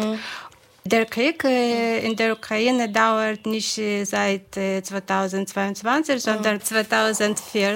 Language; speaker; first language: German; non-native, fluent; Ukrainian